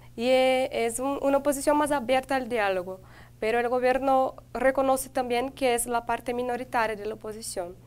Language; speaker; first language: Spanish; non-native, fluent; Portuguese